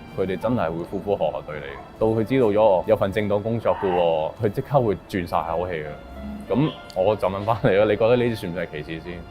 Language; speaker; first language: Cantonese; early bilingual, other home language; Urdu